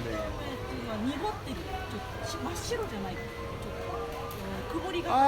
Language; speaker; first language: Japanese; native; Japanese